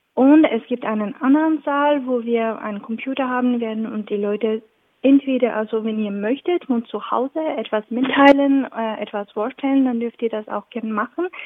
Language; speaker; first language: German; non-native, local second language; French